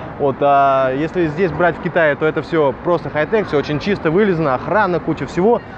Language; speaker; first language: Russian; native; Russian